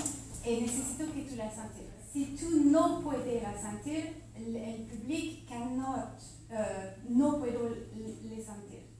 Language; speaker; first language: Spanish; non-native, learner; French